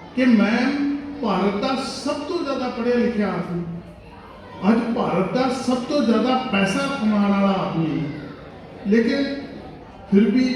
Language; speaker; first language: Hindi; non-native, local second language; Punjabi